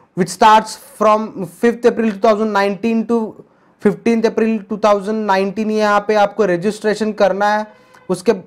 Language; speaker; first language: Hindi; non-native, local second language; Marathi